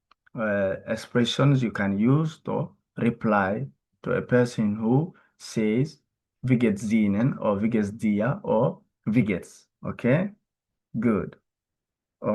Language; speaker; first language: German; non-native, learner; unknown